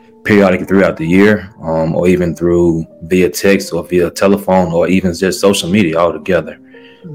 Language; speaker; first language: English; native; English